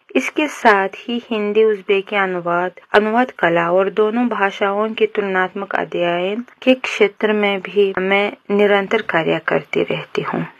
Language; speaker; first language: Hindi; non-native, fluent; Uzbek